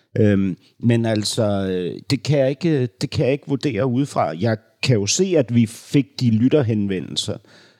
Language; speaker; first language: Danish; native; Danish